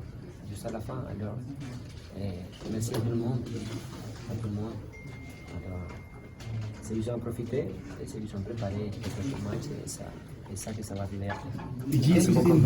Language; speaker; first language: French; non-native, learner; Spanish